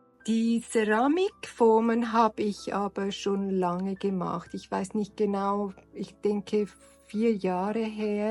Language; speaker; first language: German; non-native, learner; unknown